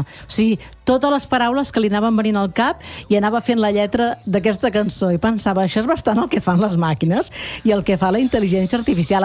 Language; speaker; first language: Catalan; native; Catalan